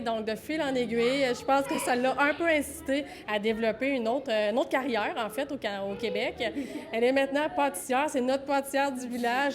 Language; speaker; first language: French; native; French